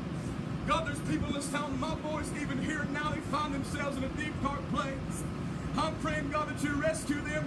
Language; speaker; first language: English; native; English